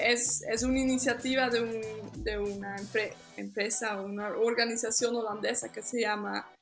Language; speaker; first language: Spanish; non-native, fluent; Dutch